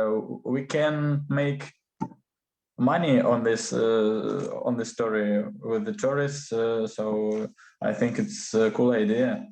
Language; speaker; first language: English; non-native, learner; Russian